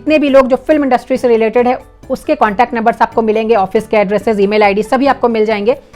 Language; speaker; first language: Hindi; native; Hindi